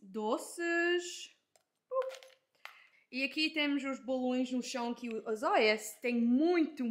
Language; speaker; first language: Portuguese; early bilingual, heritage; Portuguese